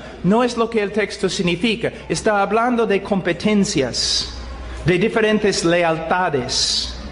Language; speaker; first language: Spanish; non-native, fluent; English